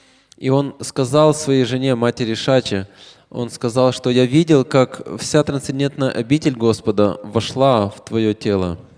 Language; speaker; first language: Russian; native; Russian